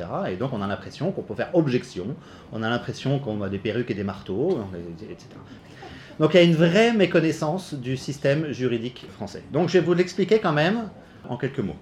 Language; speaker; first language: French; native; French